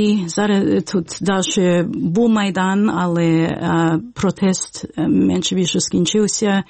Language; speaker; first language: Ukrainian; early bilingual, heritage; Ukrainian